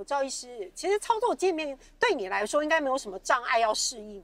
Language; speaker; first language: Chinese; native; Chinese